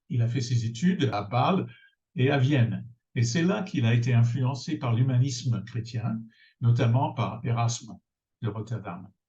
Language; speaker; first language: French; non-native, fluent; English